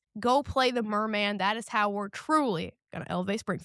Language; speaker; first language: English; native; English